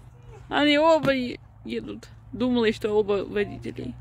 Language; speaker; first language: Russian; non-native, learner; English